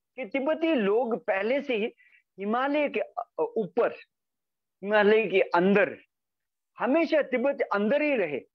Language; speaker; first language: Hindi; native; Hindi